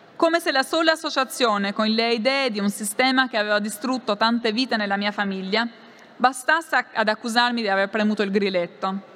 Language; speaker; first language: Italian; non-native, fluent; Albanian